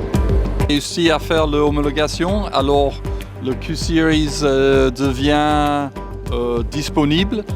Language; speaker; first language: French; non-native, fluent; English